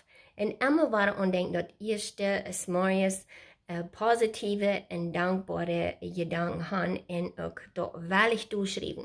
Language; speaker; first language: German; non-native, learner; Plautdietsch